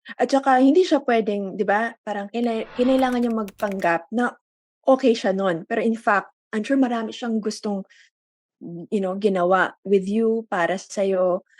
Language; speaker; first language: Filipino; native; Filipino